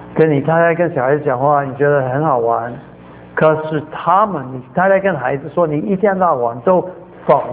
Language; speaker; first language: Chinese; native; Chinese